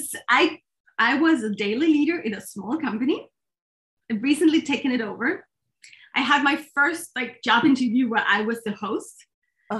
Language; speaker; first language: English; non-native, fluent; Danish